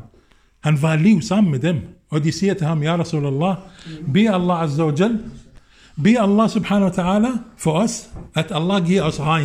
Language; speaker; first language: Danish; non-native, fluent; Arabic